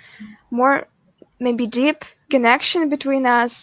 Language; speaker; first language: English; non-native, fluent; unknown